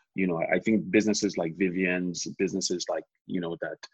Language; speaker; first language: English; non-native, local second language; Yoruba